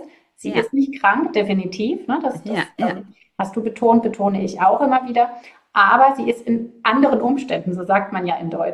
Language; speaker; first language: German; native; German